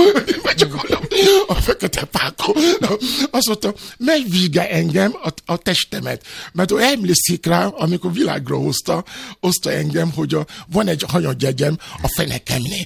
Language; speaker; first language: Hungarian; non-native, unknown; Yoruba